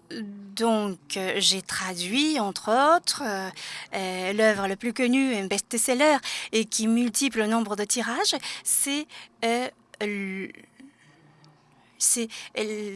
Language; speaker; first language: French; non-native, fluent; Japanese